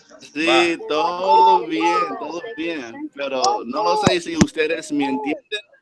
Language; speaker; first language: Spanish; non-native, learner; English